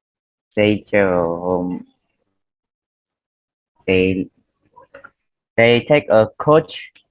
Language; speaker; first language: English; non-native, learner; Vietnamese